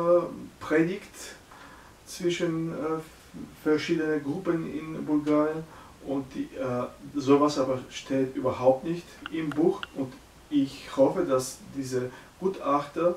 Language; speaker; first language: German; non-native, learner; Bulgarian